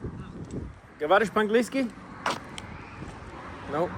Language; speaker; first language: Russian; non-native, learner; English